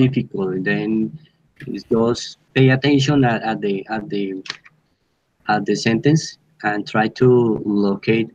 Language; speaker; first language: English; non-native, learner; Spanish